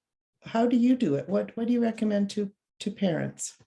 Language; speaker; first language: English; native; English